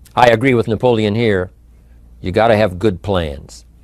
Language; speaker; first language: English; native; English